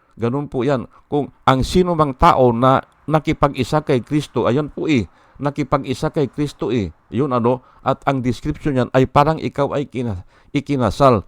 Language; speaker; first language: Filipino; native; Filipino